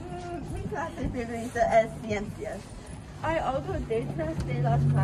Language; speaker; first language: Spanish; non-native, learner; English